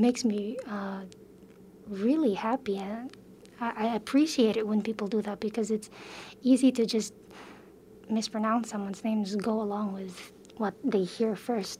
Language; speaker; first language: English; early bilingual, other home language; Filipino